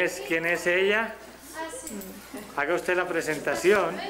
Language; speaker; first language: Spanish; native; Spanish